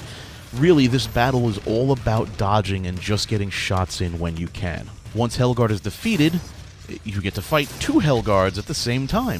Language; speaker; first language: English; native; English